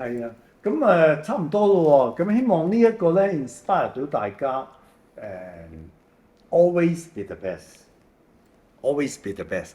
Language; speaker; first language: Cantonese; native; Cantonese